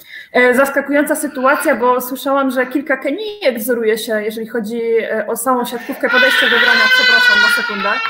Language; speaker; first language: Polish; native; Polish